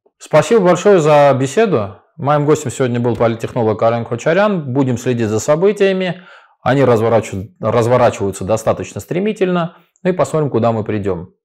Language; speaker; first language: Russian; non-native, local second language; Armenian